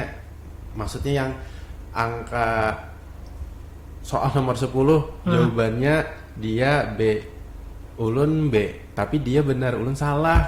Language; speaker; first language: Indonesian; non-native, local second language; Banjar